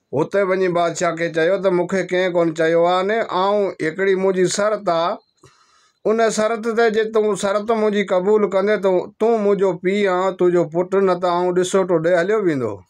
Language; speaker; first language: Sindhi; non-native, local second language; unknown